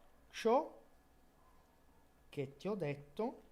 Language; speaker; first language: Italian; non-native, fluent; Portuguese